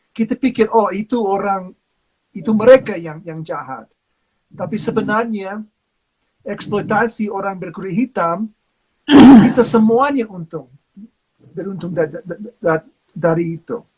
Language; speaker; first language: Indonesian; non-native, fluent; English